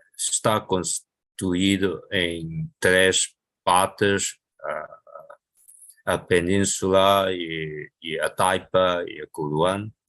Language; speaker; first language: Portuguese; non-native, local second language; Chinese